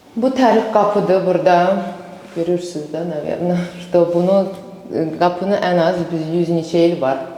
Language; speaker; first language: Azerbaijani; early bilingual, heritage; Azerbaijani